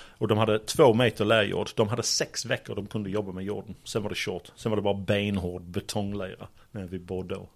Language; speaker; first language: Swedish; non-native, fluent; English